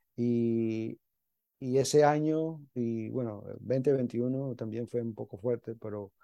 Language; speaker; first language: Spanish; early bilingual, heritage; Spanish